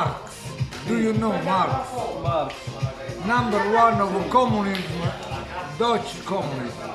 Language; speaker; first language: English; non-native, learner; Italian